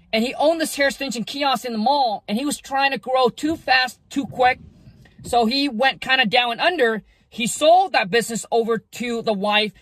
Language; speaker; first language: English; early bilingual, other home language; Vietnamese